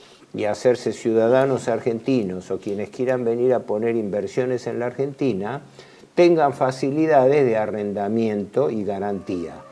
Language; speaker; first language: Spanish; native; Spanish